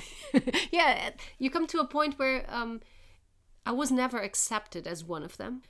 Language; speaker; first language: English; non-native, fluent; Portuguese